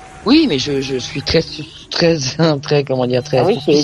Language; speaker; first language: French; native; French